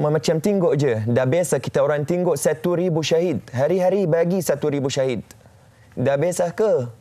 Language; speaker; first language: Indonesian; non-native, fluent; Arabic